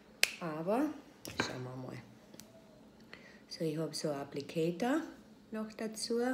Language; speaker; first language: German; non-native, fluent; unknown